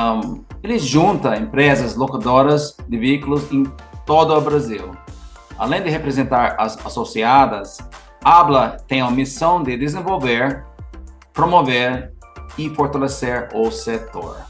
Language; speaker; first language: Portuguese; non-native, learner; English